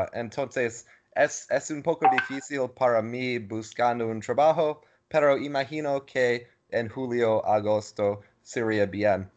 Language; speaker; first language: Spanish; non-native, learner; English